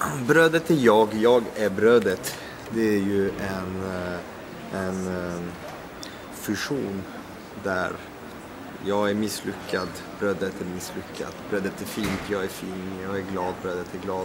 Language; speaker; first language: Swedish; non-native, fluent; French